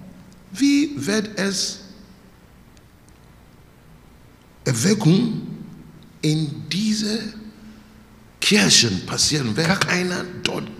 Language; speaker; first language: German; non-native, learner; English